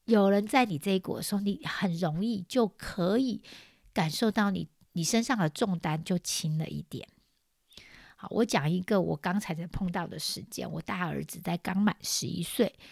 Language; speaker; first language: Chinese; native; Chinese